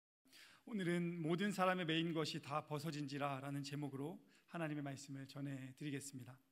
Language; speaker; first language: Korean; native; Korean